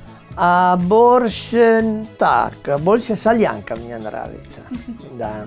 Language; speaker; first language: Russian; non-native, learner; Italian